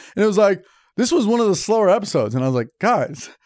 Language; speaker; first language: English; native; English